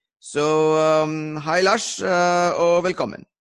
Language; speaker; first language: Norwegian; non-native, fluent; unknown